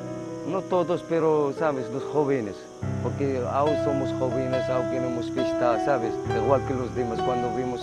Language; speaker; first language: Spanish; non-native, fluent; Arabic